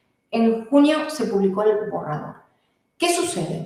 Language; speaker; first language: Spanish; native; Spanish